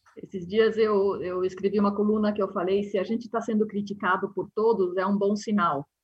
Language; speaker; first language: Portuguese; non-native, fluent; Spanish